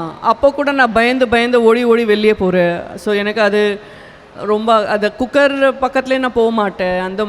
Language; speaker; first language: Tamil; non-native, local second language; Gujarati